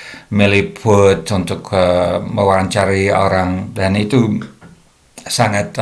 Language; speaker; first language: Indonesian; non-native, fluent; English